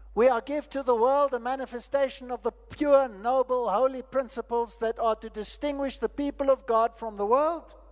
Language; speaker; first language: English; non-native, local second language; Afrikaans